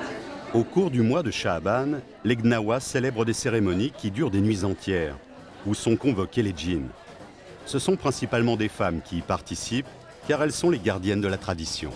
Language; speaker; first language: French; native; French